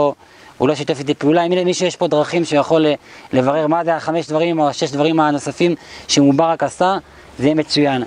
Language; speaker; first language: Hebrew; native; Hebrew